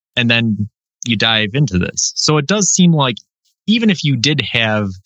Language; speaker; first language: English; native; English